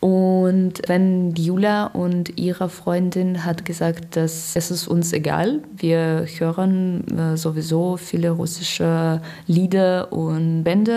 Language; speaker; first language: German; non-native, learner; Russian